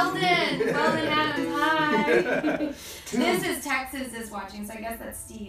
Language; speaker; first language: English; native; English